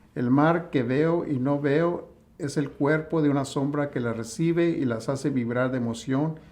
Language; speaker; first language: Spanish; early bilingual, other home language; English